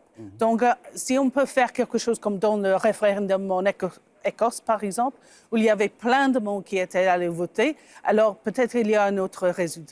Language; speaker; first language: French; non-native, fluent; English